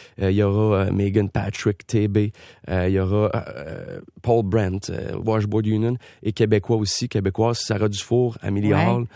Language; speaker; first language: French; native; French